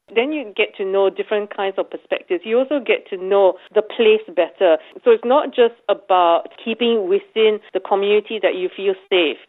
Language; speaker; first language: English; native; English